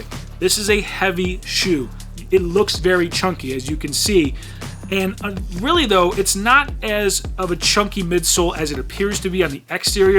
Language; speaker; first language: English; native; English